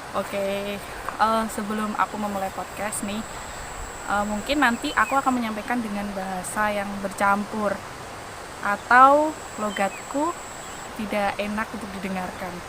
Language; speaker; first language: Indonesian; non-native, local second language; Javanese